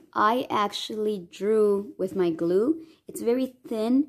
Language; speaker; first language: English; native; English